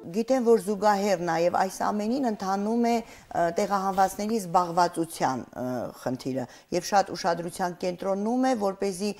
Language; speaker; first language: Armenian; native; Armenian